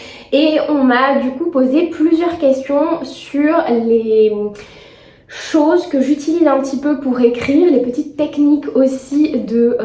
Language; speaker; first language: French; native; French